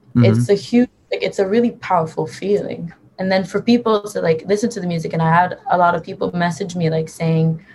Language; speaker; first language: English; early bilingual, other home language; Hebrew